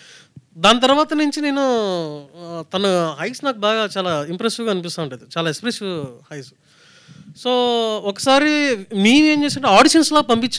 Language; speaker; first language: Telugu; native; Telugu